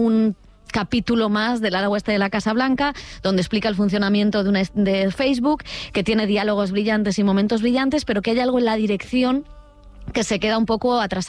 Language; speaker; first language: Spanish; native; Spanish